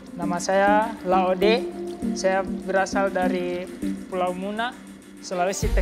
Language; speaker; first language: Indonesian; non-native, local second language; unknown